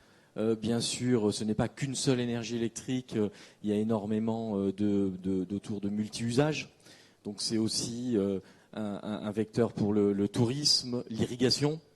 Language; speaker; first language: French; native; French